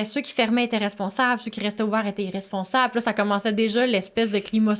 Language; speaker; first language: French; native; French